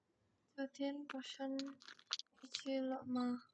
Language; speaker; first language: Chinese; non-native, learner; Indonesian